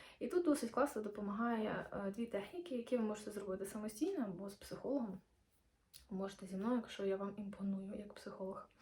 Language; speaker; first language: Ukrainian; non-native, local second language; Russian